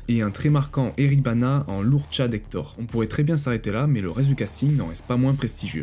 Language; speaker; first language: French; native; French